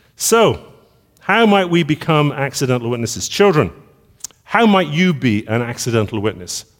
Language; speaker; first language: English; native; English